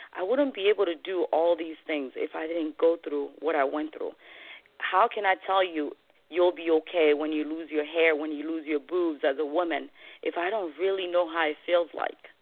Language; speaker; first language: English; non-native, fluent; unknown